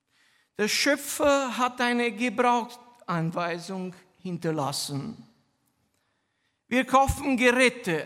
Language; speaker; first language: German; non-native, fluent; Romanian